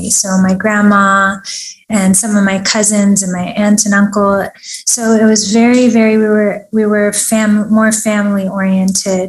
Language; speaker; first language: English; early bilingual, other home language; Persian